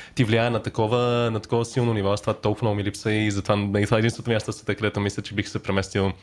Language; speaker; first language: Bulgarian; early bilingual, heritage; Bulgarian